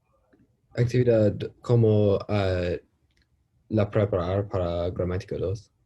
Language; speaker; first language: Spanish; non-native, learner; English